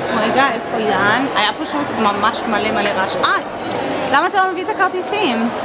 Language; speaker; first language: Hebrew; non-native, fluent; English